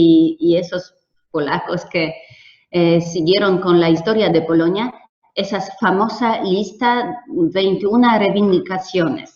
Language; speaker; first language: Spanish; non-native, fluent; Polish